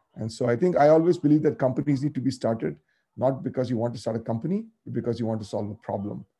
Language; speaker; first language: English; non-native, local second language; Tamil